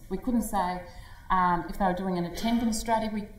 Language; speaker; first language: English; native; English